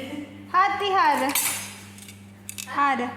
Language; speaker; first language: Arabic; non-native, learner; Amharic